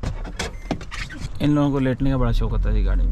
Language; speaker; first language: Urdu; native; Urdu